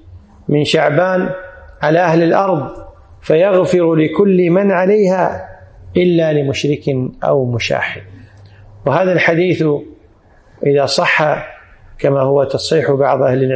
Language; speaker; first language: Arabic; native; Arabic